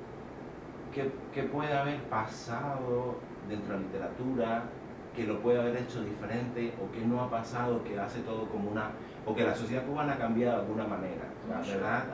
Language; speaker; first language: Spanish; native; Spanish